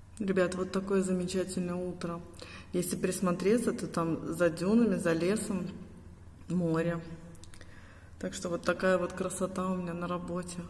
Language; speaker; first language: Russian; native; Russian